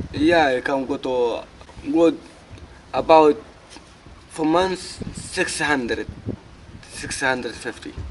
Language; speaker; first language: English; non-native, learner; Arabic